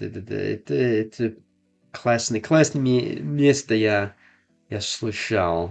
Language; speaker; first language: Russian; non-native, learner; English